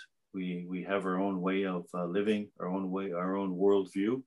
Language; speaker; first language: English; native; English